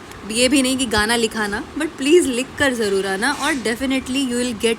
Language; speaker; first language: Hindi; native; Hindi